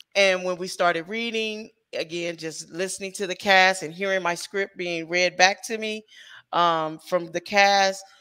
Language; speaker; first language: English; native; English